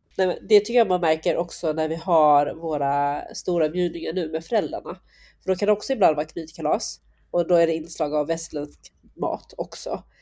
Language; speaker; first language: Swedish; early bilingual, other home language; Chinese